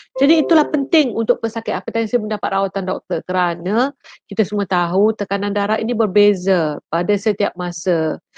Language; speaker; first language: Malay; native; Malay